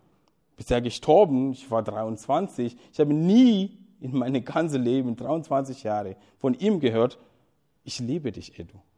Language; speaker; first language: German; non-native, fluent; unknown